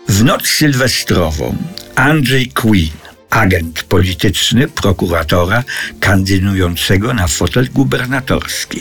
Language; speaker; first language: Polish; native; Polish